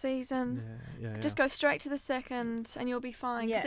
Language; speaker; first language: English; native; English